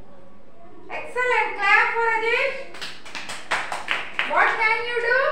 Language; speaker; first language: English; non-native, fluent; Hindi